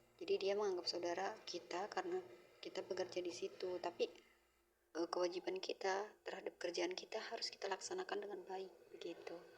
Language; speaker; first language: Indonesian; native; Indonesian